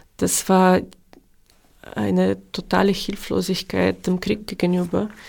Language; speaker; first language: German; non-native, fluent; Ukrainian